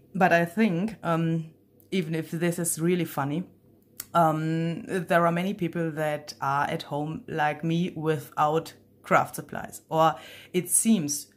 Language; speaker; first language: English; non-native, fluent; German